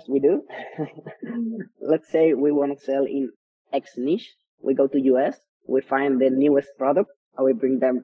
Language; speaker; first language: English; non-native, fluent; Spanish